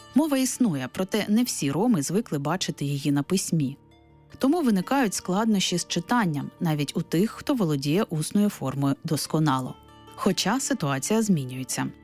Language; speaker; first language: Ukrainian; native; Ukrainian